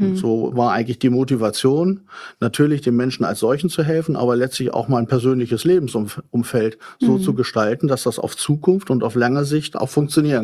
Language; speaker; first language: German; native; German